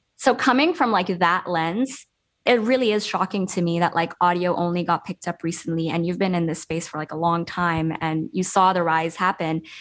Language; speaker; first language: English; early bilingual, other home language; Urdu